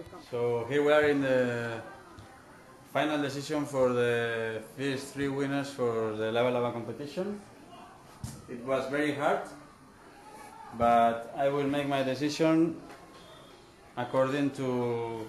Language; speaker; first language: English; non-native, fluent; Spanish